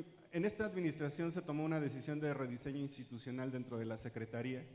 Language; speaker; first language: Spanish; native; Spanish